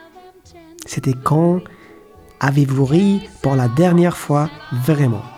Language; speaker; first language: French; non-native, learner; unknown